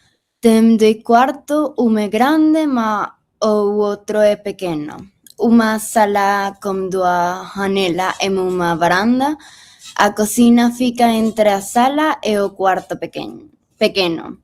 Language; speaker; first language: Portuguese; non-native, learner; Spanish